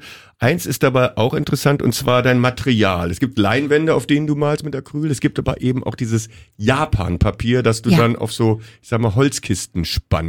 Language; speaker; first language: German; native; German